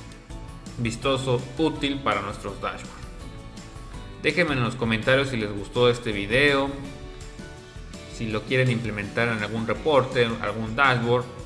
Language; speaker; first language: Spanish; native; Spanish